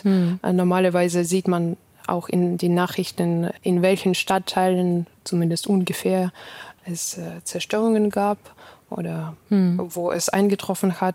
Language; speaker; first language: German; non-native, fluent; Ukrainian